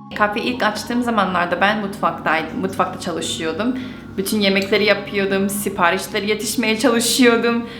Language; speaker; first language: Turkish; non-native, fluent; Korean